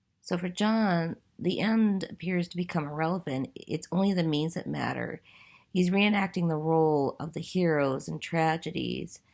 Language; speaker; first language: English; native; English